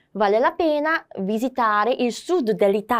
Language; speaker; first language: Italian; non-native, fluent; Korean